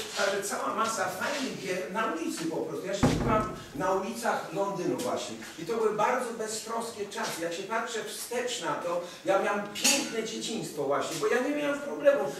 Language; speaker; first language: Polish; early bilingual, heritage; Polish